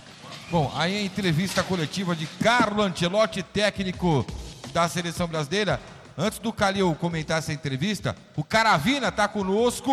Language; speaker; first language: Portuguese; native; Portuguese